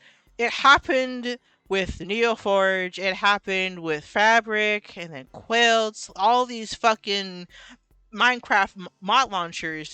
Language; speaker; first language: English; native; English